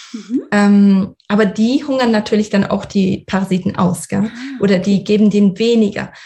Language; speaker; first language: German; early bilingual, other home language; Russian